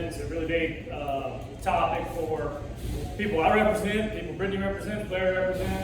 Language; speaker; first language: English; native; English